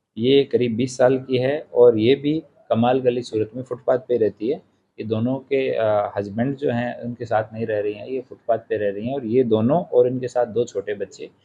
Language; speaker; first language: Hindi; non-native, local second language; Gujarati